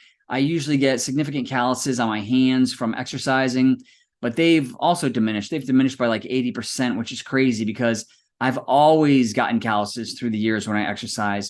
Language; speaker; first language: English; native; English